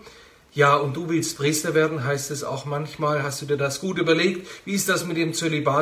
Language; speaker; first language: German; native; German